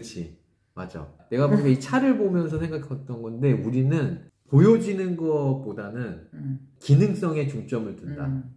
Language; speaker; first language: Korean; native; Korean